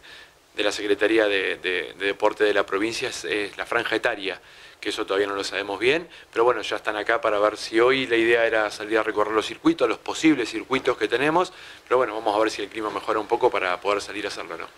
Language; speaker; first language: Spanish; native; Spanish